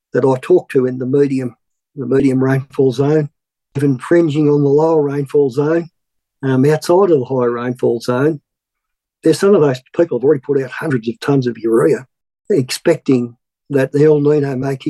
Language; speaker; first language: English; native; English